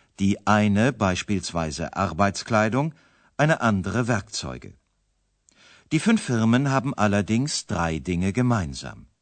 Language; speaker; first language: German; native; German